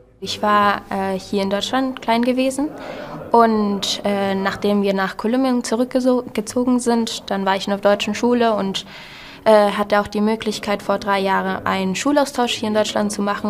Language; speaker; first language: German; non-native, fluent; Spanish